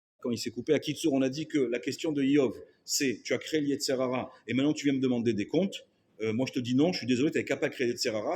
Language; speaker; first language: French; native; French